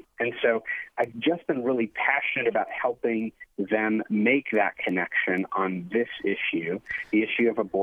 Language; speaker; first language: English; native; English